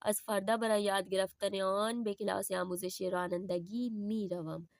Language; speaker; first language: Persian; non-native, fluent; Urdu